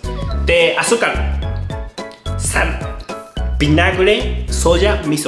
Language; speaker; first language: Spanish; non-native, learner; Japanese